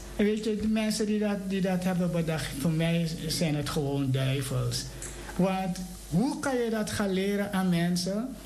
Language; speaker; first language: Dutch; native; Dutch